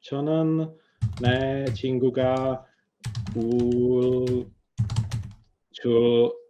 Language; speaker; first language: Korean; non-native, learner; English